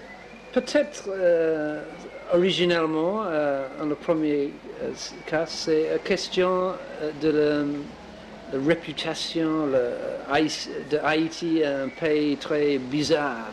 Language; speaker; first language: French; non-native, learner; English